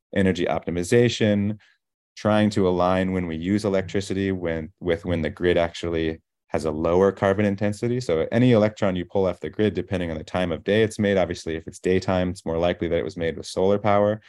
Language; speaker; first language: English; native; English